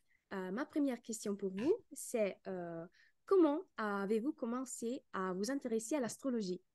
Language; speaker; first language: French; non-native, fluent; Italian